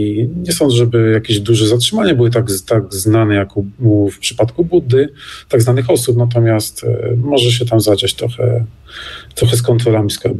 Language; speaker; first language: Polish; native; Polish